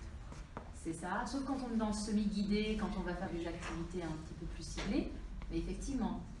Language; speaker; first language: French; native; French